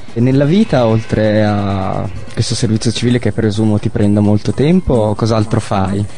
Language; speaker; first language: Italian; early bilingual, other home language; Japanese